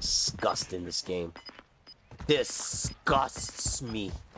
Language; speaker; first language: English; native; English